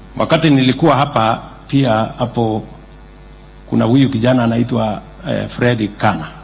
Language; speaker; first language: Swahili; non-native, local second language; Kalenjin